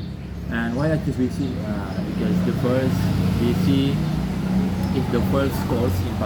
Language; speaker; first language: English; non-native, learner; Indonesian